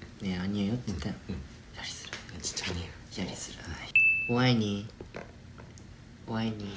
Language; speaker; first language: Korean; non-native, fluent; Japanese